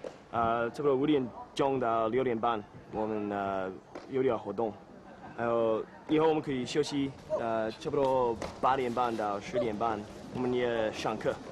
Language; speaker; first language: Chinese; non-native, learner; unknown